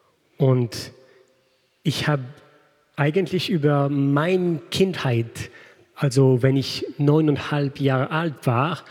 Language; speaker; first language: German; non-native, fluent; French